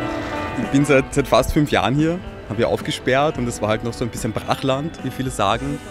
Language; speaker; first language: German; native; German